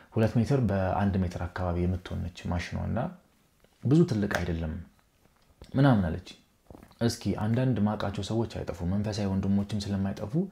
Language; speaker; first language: Amharic; native; Amharic